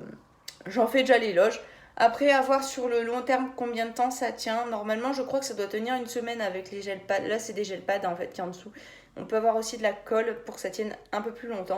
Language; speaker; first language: French; native; French